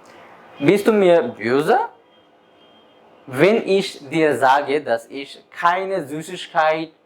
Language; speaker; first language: German; non-native, fluent; Bangla